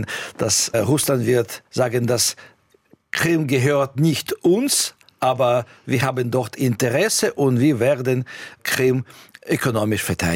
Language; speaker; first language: German; non-native, fluent; Russian